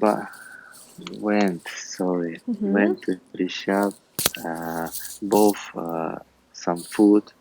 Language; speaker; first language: English; non-native, learner; Russian